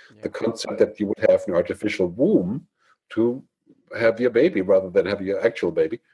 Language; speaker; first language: English; non-native, fluent; German